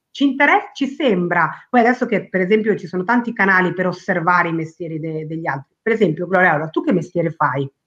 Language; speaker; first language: Italian; early bilingual, other home language; Spanish